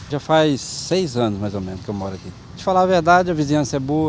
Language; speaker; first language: Portuguese; native; Portuguese